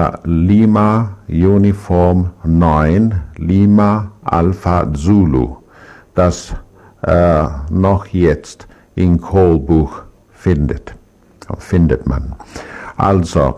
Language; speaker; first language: German; non-native, learner; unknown